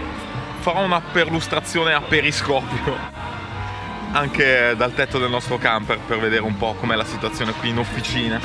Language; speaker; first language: Italian; native; Italian